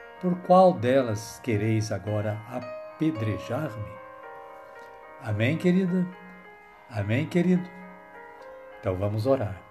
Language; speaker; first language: Portuguese; native; Portuguese